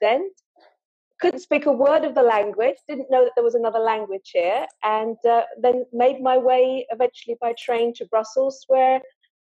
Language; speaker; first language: English; native; English